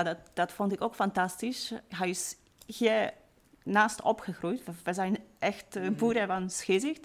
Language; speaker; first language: Dutch; non-native, fluent; Polish